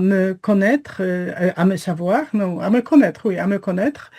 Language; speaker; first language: French; non-native, fluent; Polish